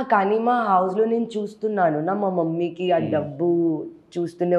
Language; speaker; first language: Telugu; non-native, learner; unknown